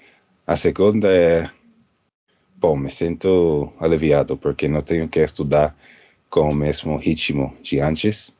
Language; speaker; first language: Portuguese; non-native, learner; English